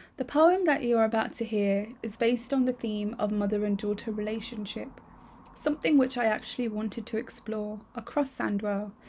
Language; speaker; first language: English; early bilingual, other home language; Punjabi